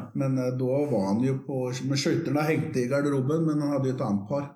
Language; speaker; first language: Norwegian; non-native, fluent; Swedish